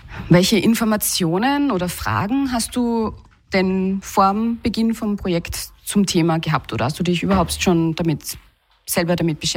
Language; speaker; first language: German; native; German